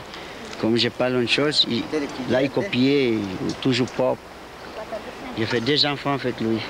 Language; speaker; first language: French; non-native, local second language; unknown